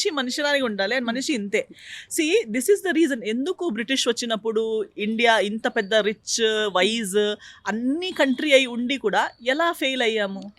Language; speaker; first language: Telugu; non-native, fluent; Konkani